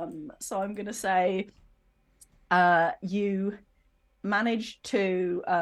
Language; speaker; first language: English; native; English